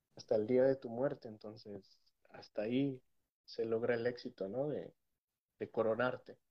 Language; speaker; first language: Spanish; native; Spanish